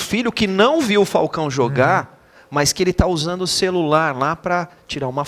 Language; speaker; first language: Portuguese; native; Portuguese